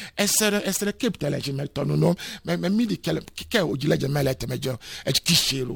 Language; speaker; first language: Hungarian; non-native, fluent; Yoruba